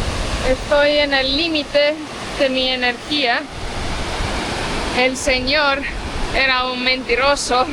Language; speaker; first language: Spanish; non-native, fluent; Portuguese